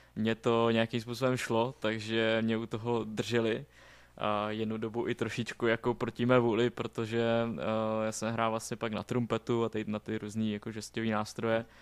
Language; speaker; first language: Czech; native; Czech